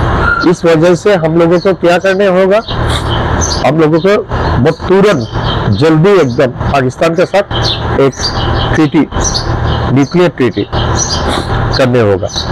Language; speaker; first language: Hindi; non-native, learner; Bangla